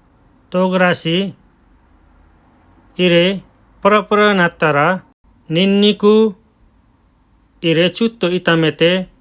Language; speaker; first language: Japanese; non-native, learner; Nepali